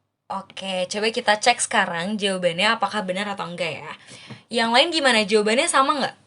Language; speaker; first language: Indonesian; native; Indonesian